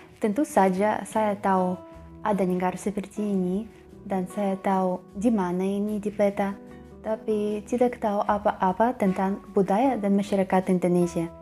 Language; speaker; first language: Indonesian; non-native, learner; Russian